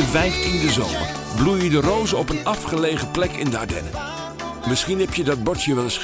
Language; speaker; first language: Dutch; native; Dutch